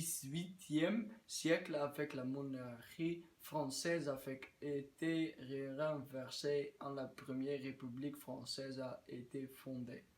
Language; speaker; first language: French; non-native, learner; Dutch